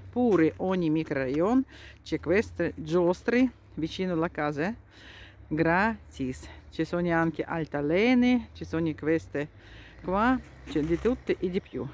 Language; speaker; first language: Italian; non-native, fluent; Russian